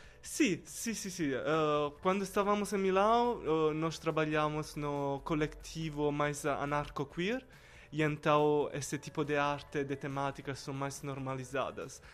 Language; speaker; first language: Portuguese; non-native, learner; Italian